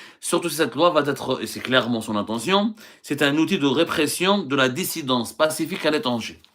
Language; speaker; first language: French; non-native, local second language; Arabic